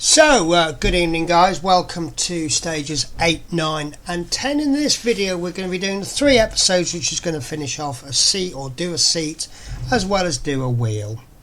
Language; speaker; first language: English; native; English